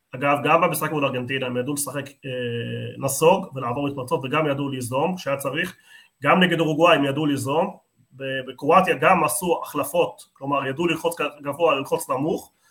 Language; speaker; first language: Hebrew; non-native, fluent; Spanish